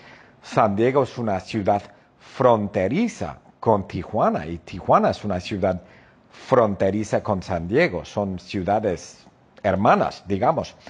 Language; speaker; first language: Spanish; non-native, fluent; English